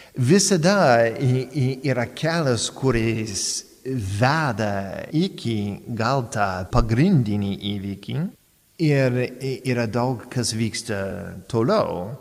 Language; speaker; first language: Lithuanian; non-native, fluent; English